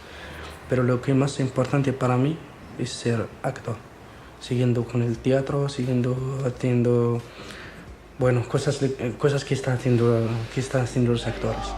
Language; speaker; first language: Spanish; non-native, fluent; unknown